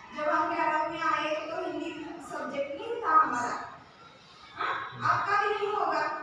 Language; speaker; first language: Hindi; non-native, local second language; Marathi